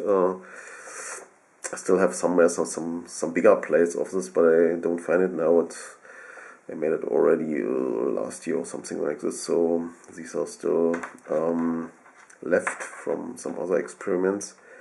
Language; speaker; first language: English; non-native, fluent; German